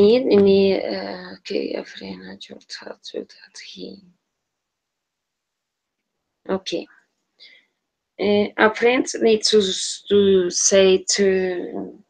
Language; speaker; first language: English; non-native, learner; Spanish